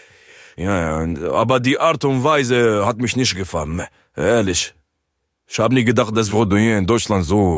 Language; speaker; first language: German; non-native, learner; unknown